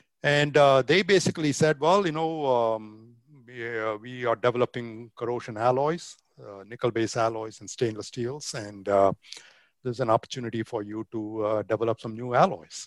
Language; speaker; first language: English; non-native, local second language; Tamil